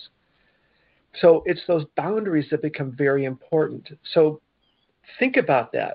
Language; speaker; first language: English; native; English